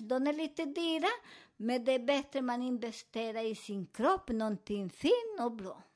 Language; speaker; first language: Swedish; non-native, fluent; Spanish